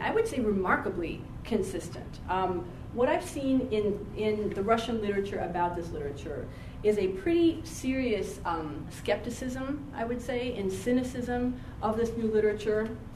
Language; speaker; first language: English; native; English